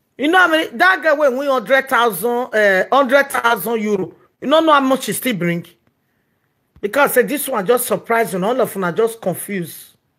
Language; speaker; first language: Nigerian Pidgin; non-native, local second language; Yoruba